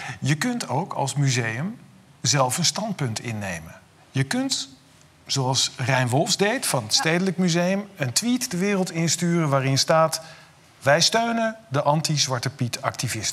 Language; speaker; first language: Dutch; native; Dutch